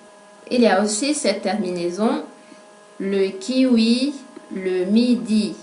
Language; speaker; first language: French; non-native, fluent; Spanish